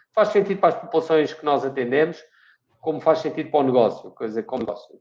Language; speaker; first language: Portuguese; native; Portuguese